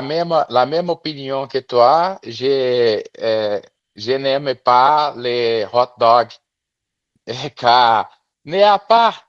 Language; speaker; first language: French; non-native, learner; Portuguese